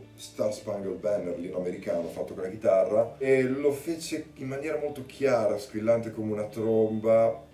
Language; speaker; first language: Italian; native; Italian